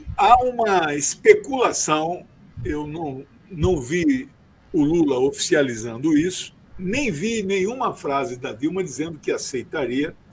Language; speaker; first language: Portuguese; native; Portuguese